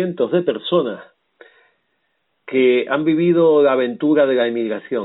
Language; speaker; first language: Spanish; native; Spanish